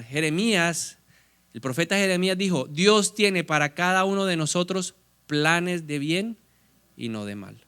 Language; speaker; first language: Spanish; native; Spanish